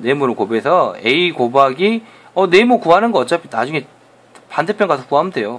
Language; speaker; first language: Korean; native; Korean